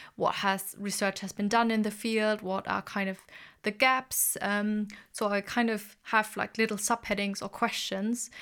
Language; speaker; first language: English; non-native, fluent; German